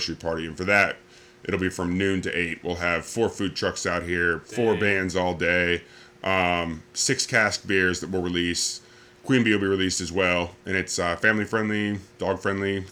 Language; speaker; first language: English; native; English